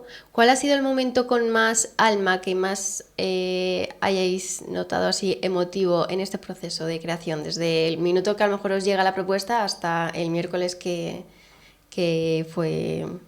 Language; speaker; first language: Spanish; native; Spanish